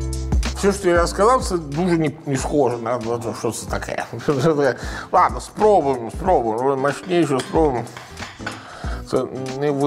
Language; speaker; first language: Ukrainian; non-native, learner; Italian